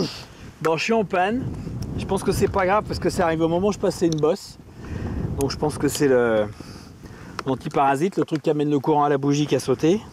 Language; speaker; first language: French; native; French